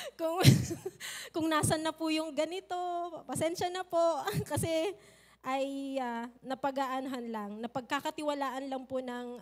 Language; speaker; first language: Filipino; native; Filipino